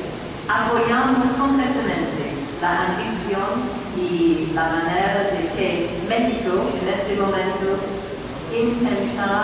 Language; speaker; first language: Spanish; non-native, fluent; English